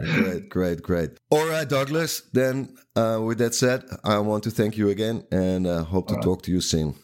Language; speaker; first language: English; non-native, fluent; Dutch